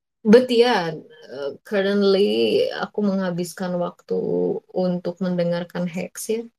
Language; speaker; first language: Indonesian; native; Indonesian